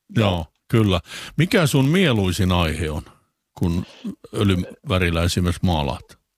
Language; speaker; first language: Finnish; native; Finnish